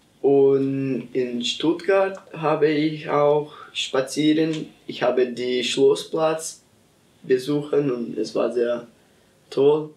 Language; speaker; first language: German; non-native, learner; Portuguese